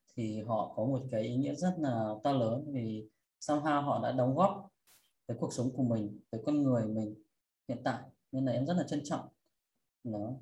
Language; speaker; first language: Vietnamese; early bilingual, heritage; Vietnamese